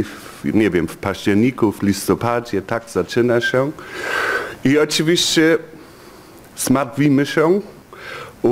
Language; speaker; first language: Polish; non-native, fluent; German